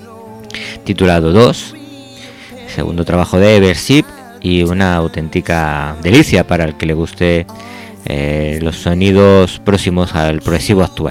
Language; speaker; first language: Spanish; native; Spanish